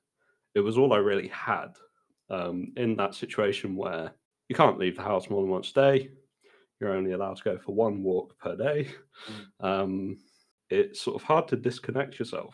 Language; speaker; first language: English; native; English